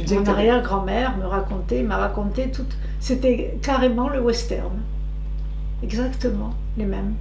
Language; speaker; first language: French; native; French